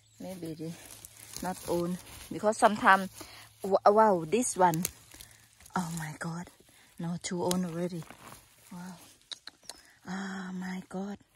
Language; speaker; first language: English; non-native, learner; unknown